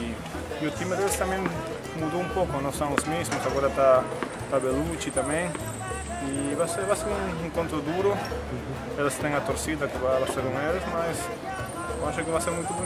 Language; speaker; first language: Portuguese; non-native, fluent; Spanish